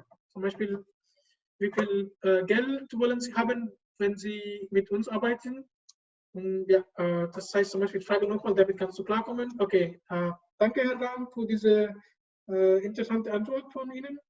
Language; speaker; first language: German; non-native, learner; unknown